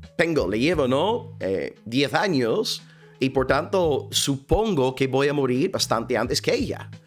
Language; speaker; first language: Spanish; non-native, fluent; English